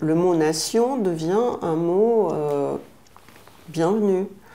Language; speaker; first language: French; non-native, fluent; Russian